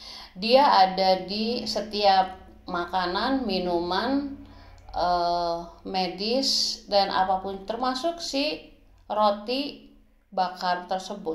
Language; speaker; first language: Indonesian; native; Indonesian